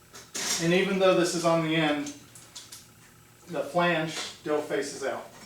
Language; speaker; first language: English; native; English